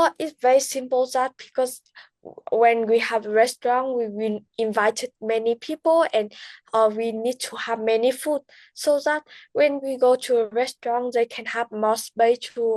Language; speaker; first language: English; non-native, learner; Vietnamese